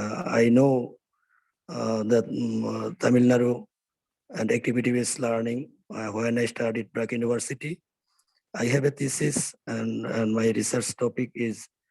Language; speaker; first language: English; non-native, learner; Bangla